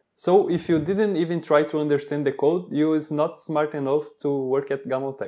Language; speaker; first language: English; non-native, learner; Portuguese